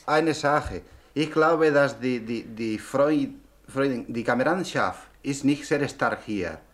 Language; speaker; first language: German; non-native, learner; Spanish